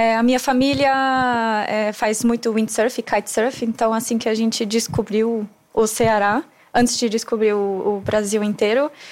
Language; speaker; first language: Portuguese; non-native, fluent; German